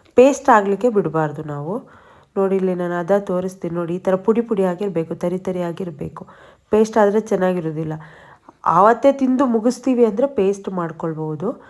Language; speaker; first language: Kannada; non-native, local second language; Tulu